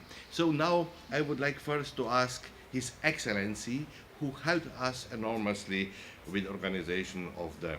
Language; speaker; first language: English; non-native, fluent; Slovenian